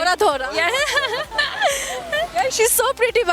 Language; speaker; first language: English; non-native, local second language; Urdu